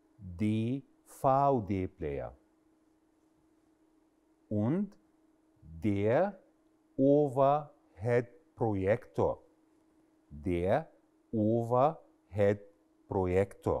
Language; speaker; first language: German; non-native, fluent; Arabic